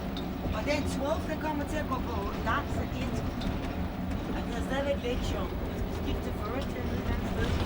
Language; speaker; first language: Danish; native; Danish